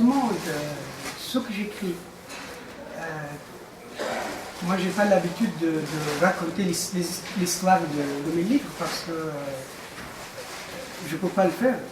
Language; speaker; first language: French; non-native, fluent; Persian